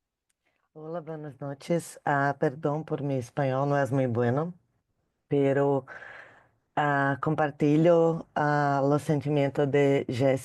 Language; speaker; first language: Spanish; non-native, learner; Portuguese